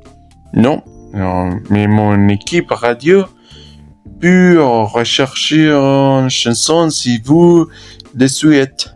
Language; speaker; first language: French; non-native, learner; Spanish